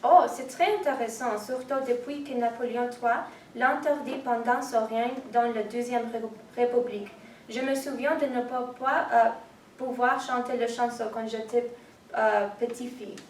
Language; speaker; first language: French; non-native, learner; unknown